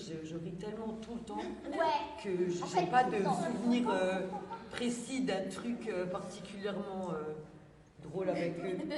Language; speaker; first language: French; native; French